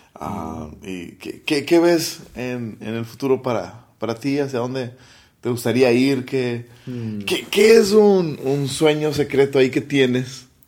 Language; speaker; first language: Spanish; native; Spanish